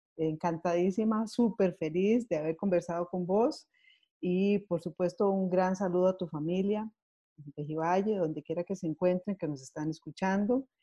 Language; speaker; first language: Spanish; native; Spanish